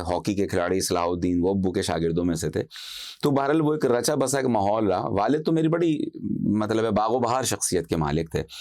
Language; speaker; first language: Urdu; native; Urdu